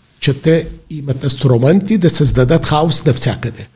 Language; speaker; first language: Bulgarian; non-native, fluent; Arabic